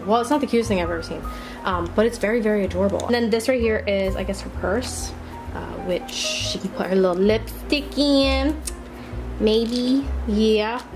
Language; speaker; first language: English; native; English